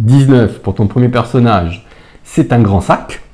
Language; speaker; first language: French; native; French